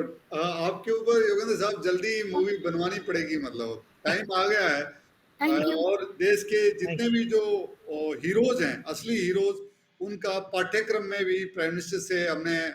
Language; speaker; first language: Hindi; native; Hindi